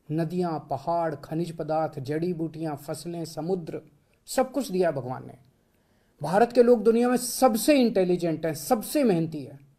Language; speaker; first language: Hindi; native; Hindi